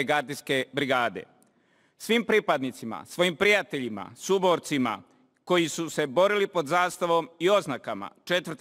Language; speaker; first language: Bosnian; native; Bosnian